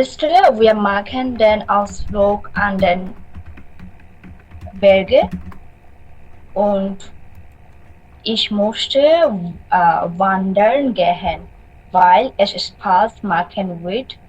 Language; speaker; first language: German; non-native, learner; Bangla